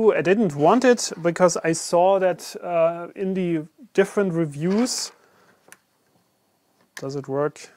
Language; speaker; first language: English; non-native, fluent; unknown